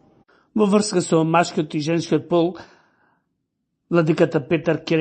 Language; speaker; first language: Macedonian; native; Macedonian